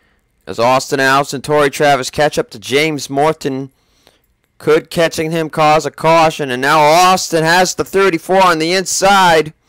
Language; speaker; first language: English; native; English